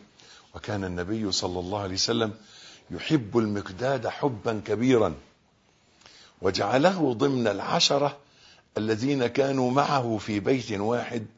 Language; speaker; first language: Arabic; native; Arabic